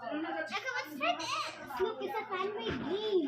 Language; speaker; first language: English; non-native, local second language; Filipino